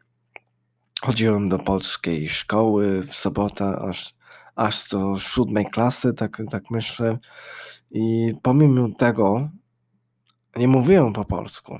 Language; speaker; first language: Polish; early bilingual, heritage; English